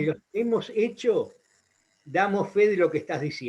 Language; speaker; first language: Spanish; native; Spanish